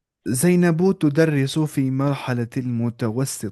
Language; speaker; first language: Arabic; non-native, fluent; Urdu